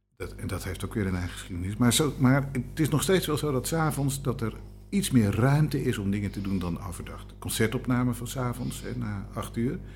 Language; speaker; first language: Dutch; native; Dutch